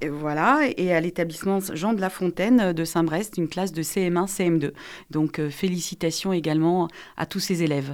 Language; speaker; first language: French; native; French